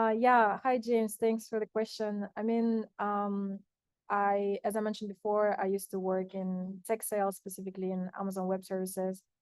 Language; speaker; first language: English; non-native, fluent; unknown